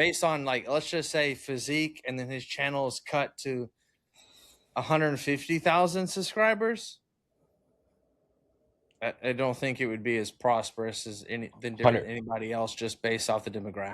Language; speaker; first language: English; native; English